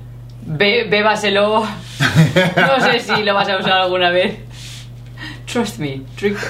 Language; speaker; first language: Spanish; native; Spanish